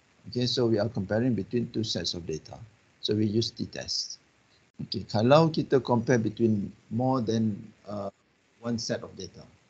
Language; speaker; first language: English; non-native, local second language; Malay